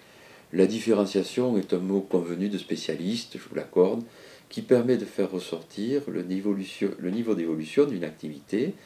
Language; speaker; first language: French; native; French